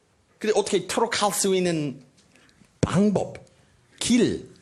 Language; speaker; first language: Korean; non-native, fluent; English